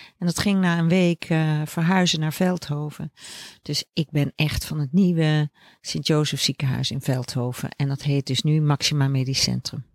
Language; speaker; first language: Dutch; native; Dutch